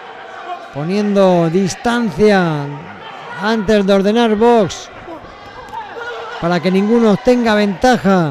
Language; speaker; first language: Spanish; native; Spanish